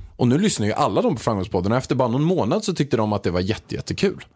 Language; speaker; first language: Swedish; native; Swedish